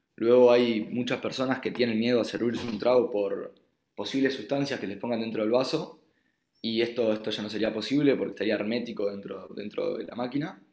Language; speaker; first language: Spanish; native; Spanish